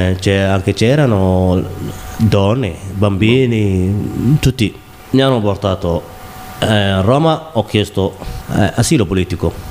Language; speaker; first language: Italian; non-native, learner; Somali